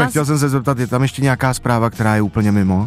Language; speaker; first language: Czech; native; Czech